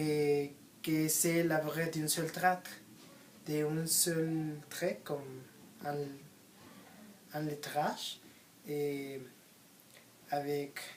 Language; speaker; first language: French; non-native, learner; Spanish